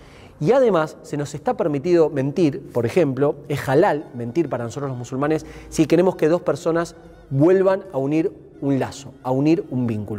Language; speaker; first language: Spanish; native; Spanish